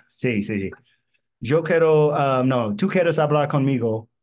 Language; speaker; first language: Spanish; non-native, learner; English